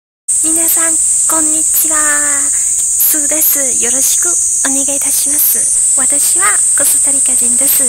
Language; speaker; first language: Japanese; non-native, learner; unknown